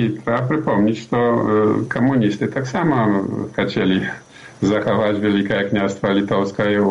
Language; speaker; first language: Polish; non-native, learner; Belarusian